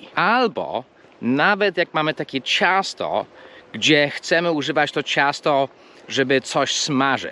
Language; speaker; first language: Polish; non-native, fluent; English